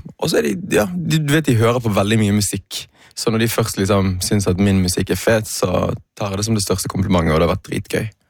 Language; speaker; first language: Norwegian; native; Norwegian